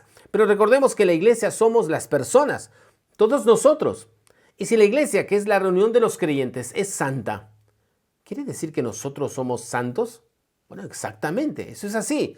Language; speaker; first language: Spanish; native; Spanish